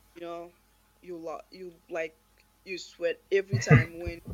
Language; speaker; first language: English; non-native, fluent; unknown